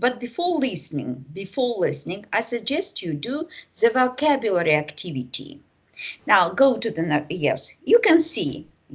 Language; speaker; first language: English; non-native, fluent; Russian